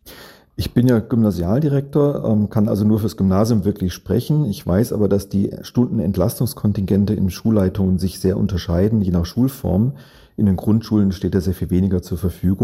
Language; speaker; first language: German; native; German